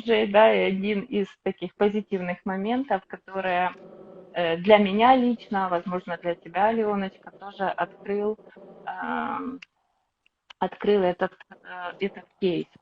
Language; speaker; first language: Russian; native; Russian